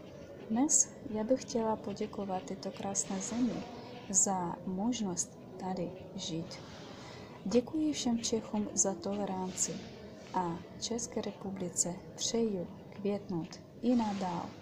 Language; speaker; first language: Czech; non-native, fluent; Ukrainian